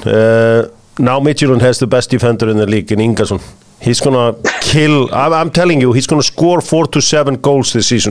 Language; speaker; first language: English; non-native, fluent; Icelandic